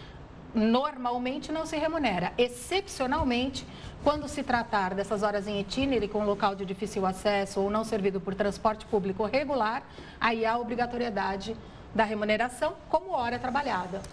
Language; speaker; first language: Portuguese; native; Portuguese